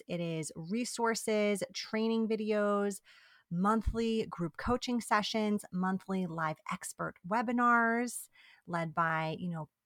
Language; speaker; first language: English; early bilingual, other home language; Italian